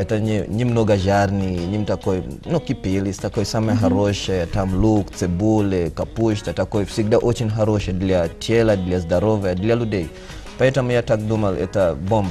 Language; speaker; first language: Russian; non-native, learner; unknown